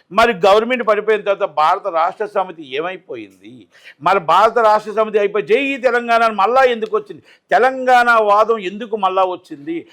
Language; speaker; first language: Telugu; native; Telugu